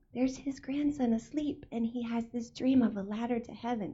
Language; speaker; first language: English; early bilingual, other home language; Spanish